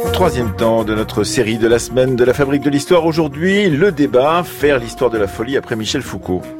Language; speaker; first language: French; native; French